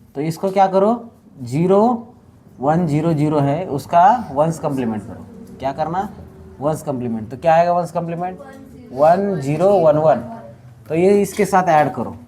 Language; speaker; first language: Hindi; non-native, local second language; Marathi